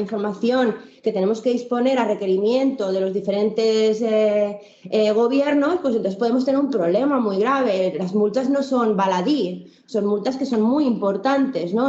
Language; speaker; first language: Spanish; native; Spanish